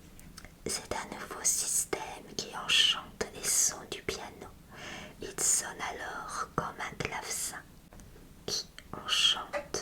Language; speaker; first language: French; native; French